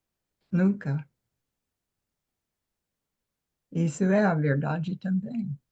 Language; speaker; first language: Portuguese; non-native, fluent; English